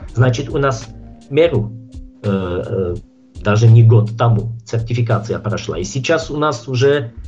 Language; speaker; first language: Russian; non-native, fluent; Czech